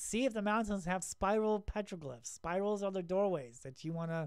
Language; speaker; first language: English; native; English